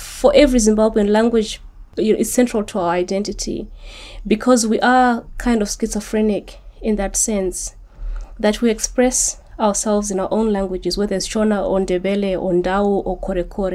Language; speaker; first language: English; non-native, local second language; Shona